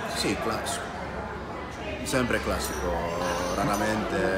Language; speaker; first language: Italian; non-native, learner; Dutch